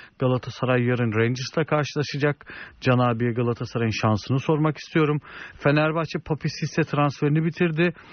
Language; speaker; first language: Turkish; native; Turkish